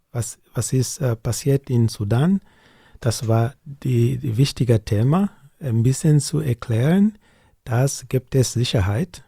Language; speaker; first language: German; non-native, learner; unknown